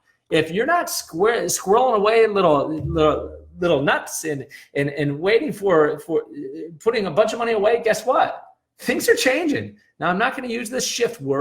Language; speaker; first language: English; native; English